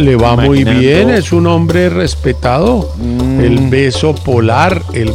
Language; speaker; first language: Spanish; native; Spanish